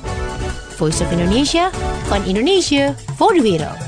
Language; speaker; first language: Dutch; non-native, fluent; Indonesian